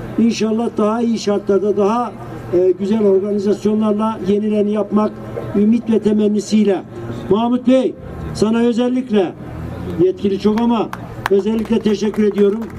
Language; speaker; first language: Turkish; native; Turkish